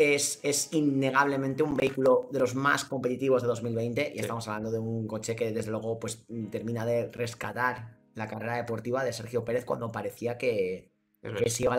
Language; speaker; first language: Spanish; native; Spanish